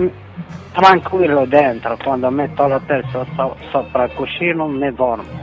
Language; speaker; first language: Italian; non-native, fluent; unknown